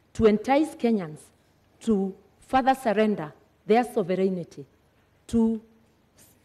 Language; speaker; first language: English; non-native, local second language; Kikuyu